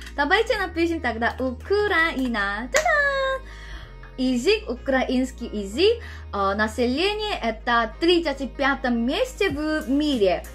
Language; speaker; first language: Russian; non-native, learner; Korean